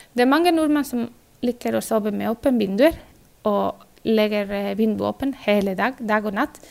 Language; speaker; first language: Norwegian; non-native, fluent; Spanish